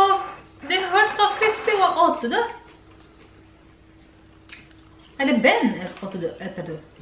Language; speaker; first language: Swedish; non-native, learner; Indonesian